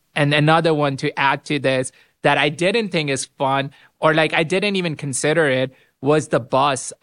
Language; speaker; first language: English; non-native, local second language; Urdu